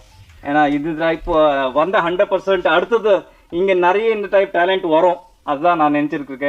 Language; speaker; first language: Tamil; non-native, learner; Kannada